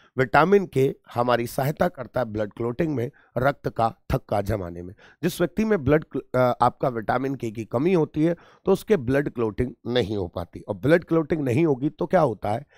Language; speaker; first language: Hindi; native; Hindi